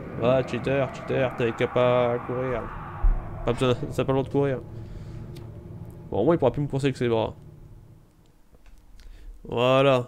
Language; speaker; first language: French; native; French